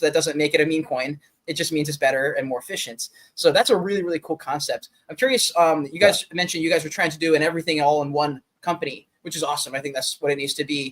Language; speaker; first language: English; native; English